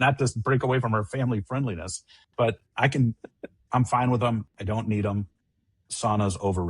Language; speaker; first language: English; native; English